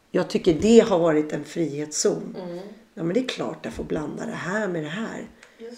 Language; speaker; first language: Swedish; native; Swedish